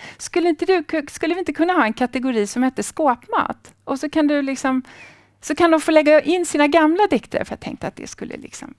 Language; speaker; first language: Swedish; native; Swedish